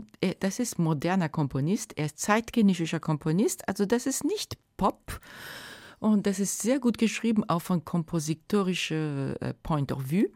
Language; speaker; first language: German; non-native, fluent; Japanese